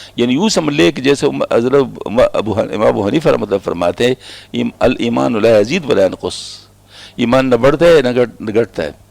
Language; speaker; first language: Urdu; non-native, local second language; Pashto